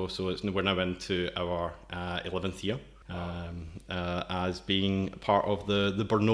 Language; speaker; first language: English; native; English